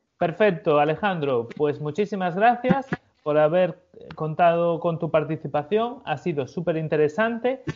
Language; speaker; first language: Spanish; native; Spanish